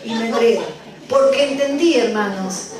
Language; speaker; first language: Spanish; native; Spanish